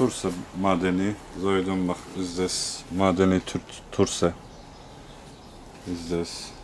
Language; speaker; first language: Russian; non-native, local second language; Turkish